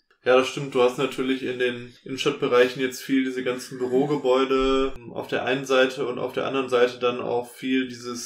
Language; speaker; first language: German; native; German